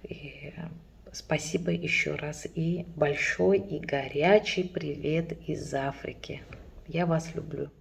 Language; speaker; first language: Russian; non-native, local second language; Yakut